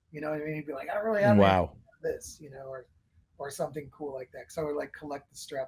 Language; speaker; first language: English; native; English